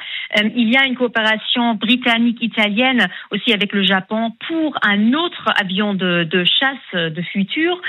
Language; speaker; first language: French; non-native, fluent; German